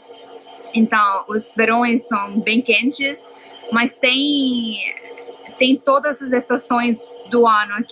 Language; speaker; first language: Portuguese; non-native, fluent; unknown